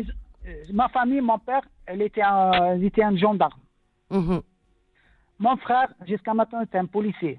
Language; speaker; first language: French; non-native, local second language; Arabic